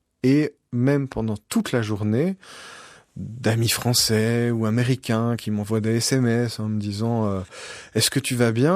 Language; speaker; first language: French; native; French